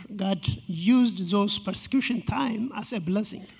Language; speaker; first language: English; non-native, fluent; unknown